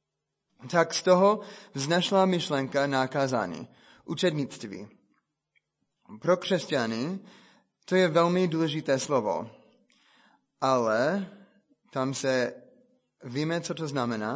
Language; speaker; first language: Czech; non-native, fluent; English